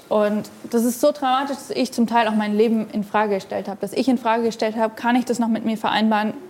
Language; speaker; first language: German; native; German